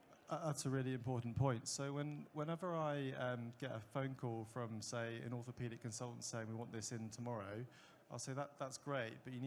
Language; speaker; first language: English; native; English